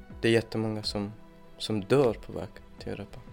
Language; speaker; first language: Swedish; non-native, fluent; Persian